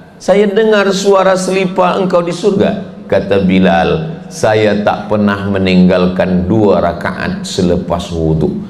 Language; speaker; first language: Malay; native; Malay